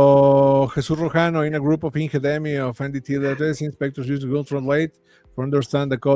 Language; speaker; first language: English; non-native, fluent; Spanish